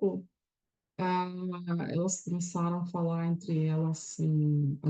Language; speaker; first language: Portuguese; non-native, fluent; Russian